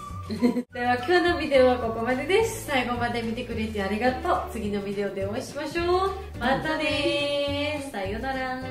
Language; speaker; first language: Japanese; non-native, learner; Georgian